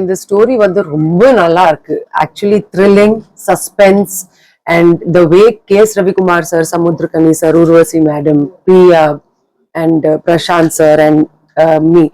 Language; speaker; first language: Tamil; non-native, fluent; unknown